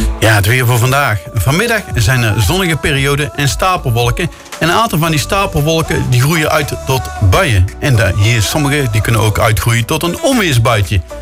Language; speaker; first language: Dutch; native; Dutch